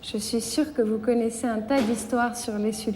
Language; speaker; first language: French; native; French